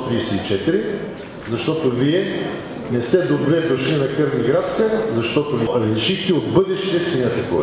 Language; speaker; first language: Bulgarian; native; Bulgarian